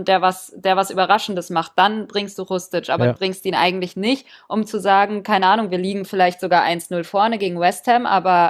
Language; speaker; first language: German; native; German